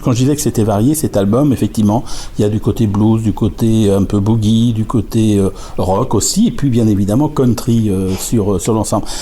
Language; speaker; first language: French; native; French